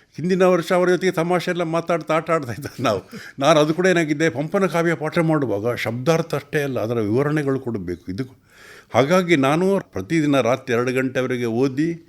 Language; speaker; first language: Kannada; non-native, local second language; Tulu